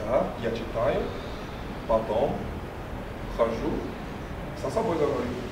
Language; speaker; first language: Russian; non-native, fluent; Portuguese